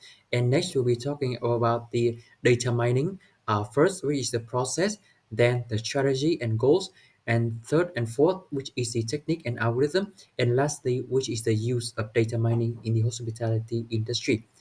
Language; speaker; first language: English; non-native, learner; Vietnamese